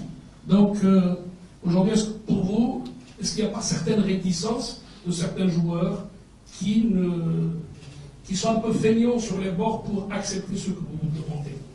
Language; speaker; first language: French; non-native, local second language; Arabic